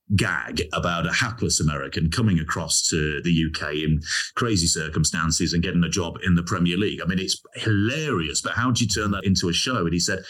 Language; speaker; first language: English; native; English